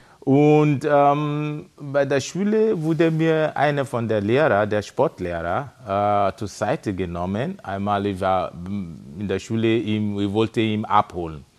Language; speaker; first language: German; non-native, fluent; Yoruba